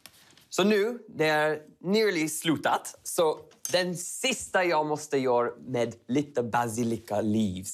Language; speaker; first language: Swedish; non-native, learner; English